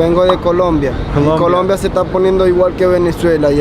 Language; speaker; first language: Spanish; native; Spanish